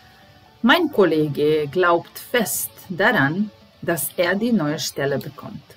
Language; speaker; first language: German; non-native, fluent; Serbian